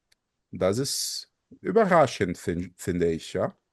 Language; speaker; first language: German; non-native, fluent; Portuguese